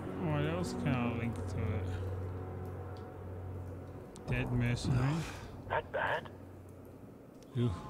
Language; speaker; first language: English; native; English